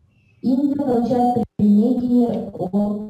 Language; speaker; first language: Russian; native; Russian